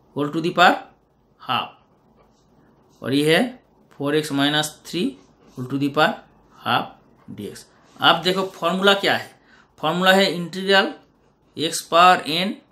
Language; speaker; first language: Hindi; non-native, local second language; Bangla